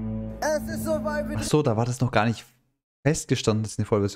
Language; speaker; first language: German; native; German